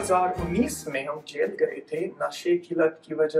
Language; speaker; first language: Hindi; non-native, fluent; English